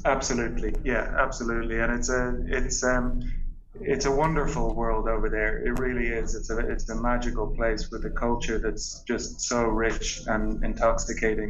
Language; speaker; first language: English; native; English